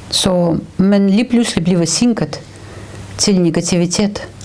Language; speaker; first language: Danish; non-native, fluent; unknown